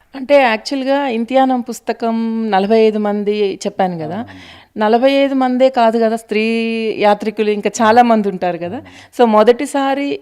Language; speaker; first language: Telugu; native; Telugu